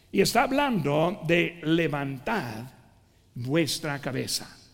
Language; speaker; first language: Spanish; non-native, fluent; English